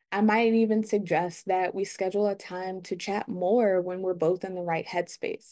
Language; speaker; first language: English; native; English